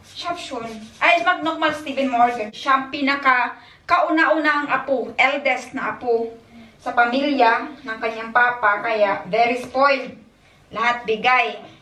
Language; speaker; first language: Filipino; non-native, local second language; Cebuano